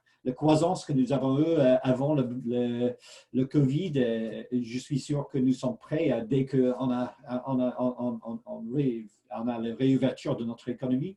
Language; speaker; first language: French; non-native, fluent; English